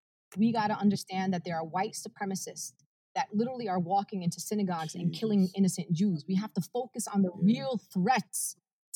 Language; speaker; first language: English; early bilingual, other home language; Arabic